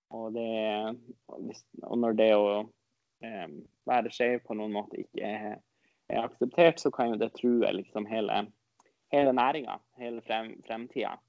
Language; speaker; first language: Norwegian; non-native, local second language; Northern Sami